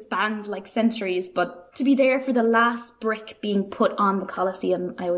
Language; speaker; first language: English; native; English